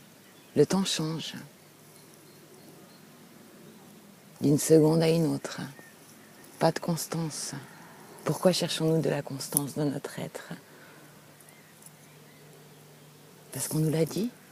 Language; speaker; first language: French; native; French